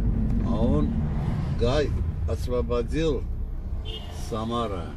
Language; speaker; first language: Russian; non-native, local second language; Armenian